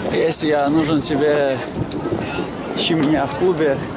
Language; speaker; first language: Russian; native; Russian